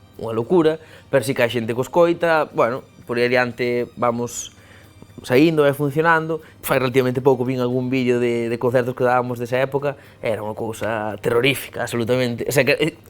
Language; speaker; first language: Galician; native; Galician